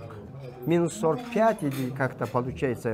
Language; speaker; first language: Russian; non-native, learner; Mongolian